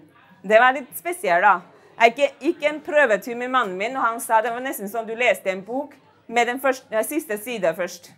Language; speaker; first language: Norwegian; non-native, fluent; Chinese